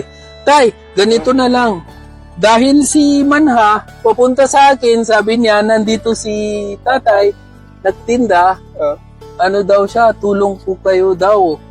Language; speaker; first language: Filipino; non-native, local second language; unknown